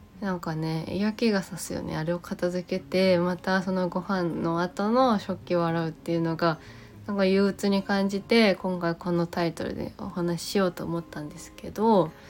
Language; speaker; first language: Japanese; native; Japanese